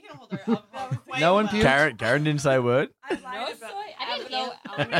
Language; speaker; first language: English; native; English